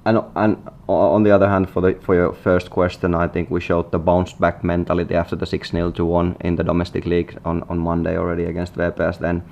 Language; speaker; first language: English; non-native, fluent; Finnish